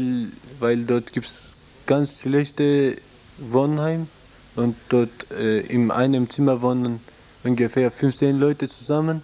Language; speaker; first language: German; non-native, learner; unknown